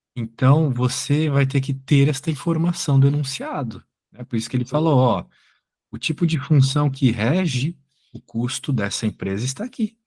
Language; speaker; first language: Portuguese; native; Portuguese